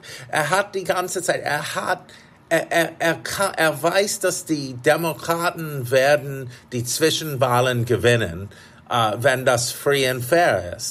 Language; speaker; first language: German; non-native, fluent; English